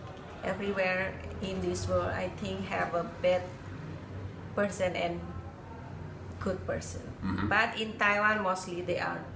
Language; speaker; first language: English; non-native, learner; Indonesian